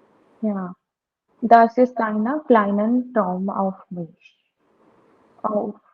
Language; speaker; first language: German; non-native, learner; Hindi